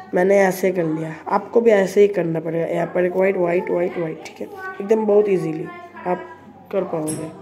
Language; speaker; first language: Hindi; non-native, local second language; Bangla